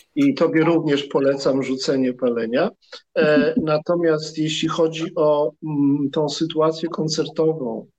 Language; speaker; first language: Polish; native; Polish